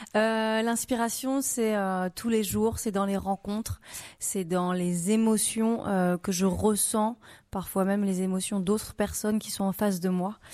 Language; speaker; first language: French; native; French